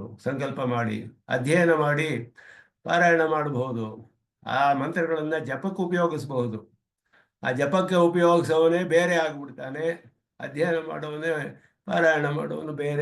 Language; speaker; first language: Kannada; native; Kannada